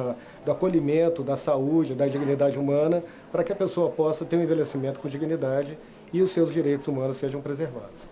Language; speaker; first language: Portuguese; native; Portuguese